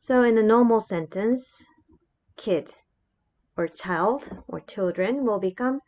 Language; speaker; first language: English; non-native, fluent; Japanese